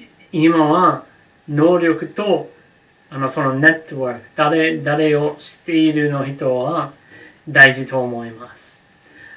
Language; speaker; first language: Japanese; non-native, learner; English